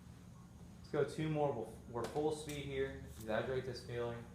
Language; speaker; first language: English; native; English